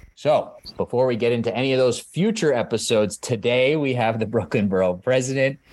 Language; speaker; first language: English; native; English